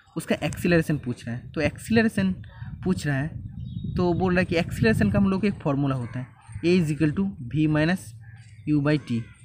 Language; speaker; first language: Hindi; non-native, local second language; Bangla